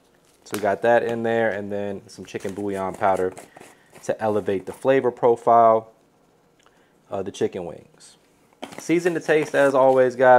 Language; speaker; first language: English; native; English